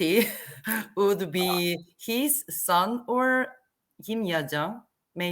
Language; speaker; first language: English; non-native, learner; Korean